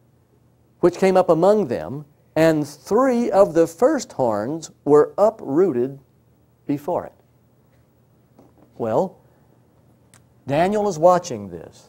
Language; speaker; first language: English; native; English